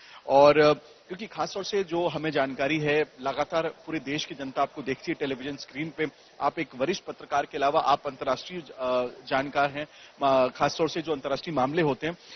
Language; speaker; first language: Hindi; native; Hindi